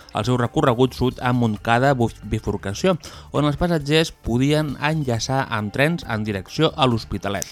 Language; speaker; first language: Catalan; native; Catalan